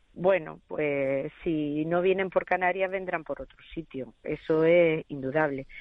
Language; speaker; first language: Spanish; native; Spanish